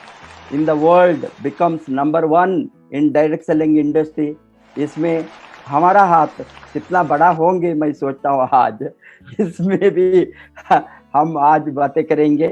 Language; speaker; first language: Hindi; non-native, local second language; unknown